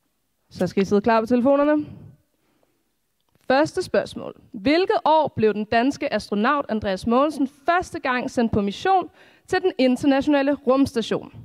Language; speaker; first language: Danish; native; Danish